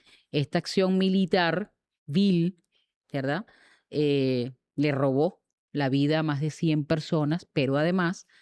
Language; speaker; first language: Spanish; native; Spanish